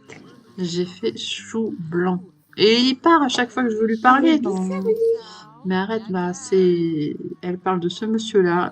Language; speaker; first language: French; native; French